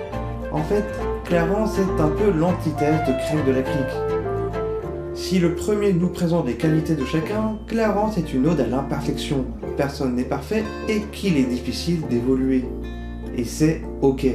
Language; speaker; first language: French; native; French